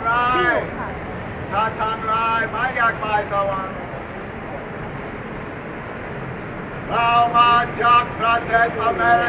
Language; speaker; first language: Thai; non-native, learner; English